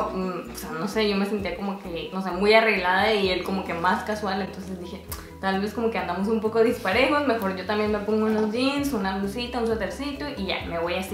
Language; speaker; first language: Spanish; native; Spanish